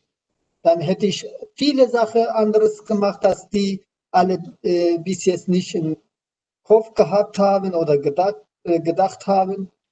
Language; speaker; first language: German; non-native, learner; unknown